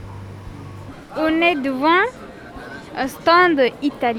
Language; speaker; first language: French; non-native, learner; Pashto